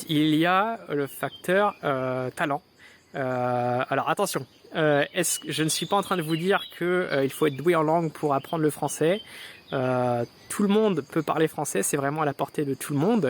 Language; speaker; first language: French; native; French